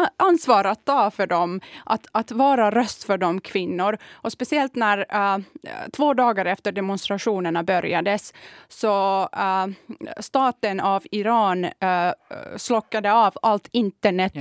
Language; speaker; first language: Swedish; non-native, fluent; Kurdish